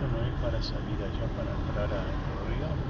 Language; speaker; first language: Spanish; native; Spanish